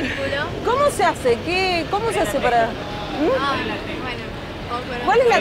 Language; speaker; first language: Spanish; native; Spanish